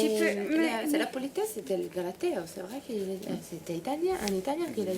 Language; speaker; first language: French; non-native, learner; Italian